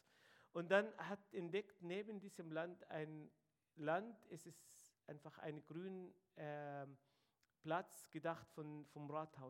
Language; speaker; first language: German; non-native, fluent; Arabic